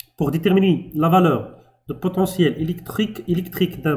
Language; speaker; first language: French; non-native, local second language; Arabic